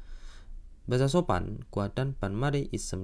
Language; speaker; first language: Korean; non-native, fluent; Indonesian